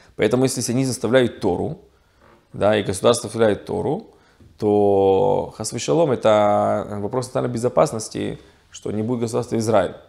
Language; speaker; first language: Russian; early bilingual, heritage; Russian